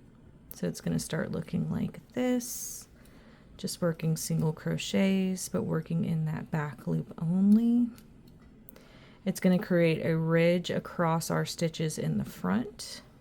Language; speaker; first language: English; native; English